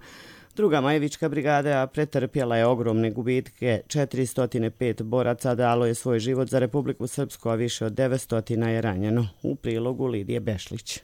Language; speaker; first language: Croatian; native; Croatian